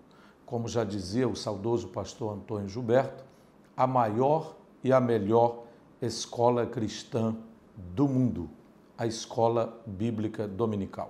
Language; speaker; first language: Portuguese; native; Portuguese